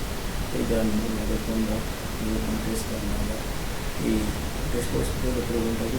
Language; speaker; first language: Spanish; non-native, learner; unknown